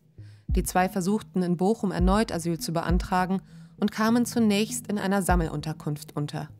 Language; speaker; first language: German; native; German